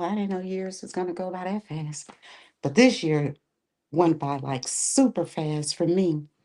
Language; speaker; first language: English; native; English